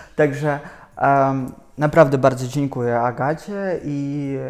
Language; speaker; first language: Polish; non-native, fluent; Russian